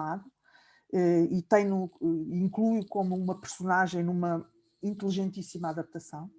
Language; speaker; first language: Portuguese; native; Portuguese